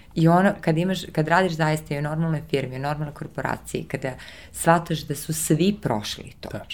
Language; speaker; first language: Serbian; early bilingual, heritage; Serbian